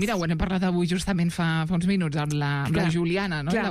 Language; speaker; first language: Catalan; native; Catalan